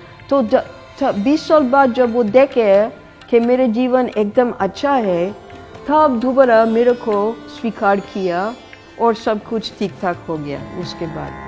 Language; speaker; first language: Hindi; non-native, fluent; English